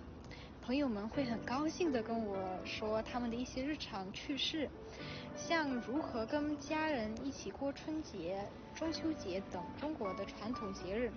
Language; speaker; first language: Chinese; early bilingual, other home language; Russian